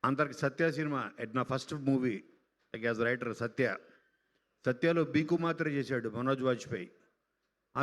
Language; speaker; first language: Telugu; native; Telugu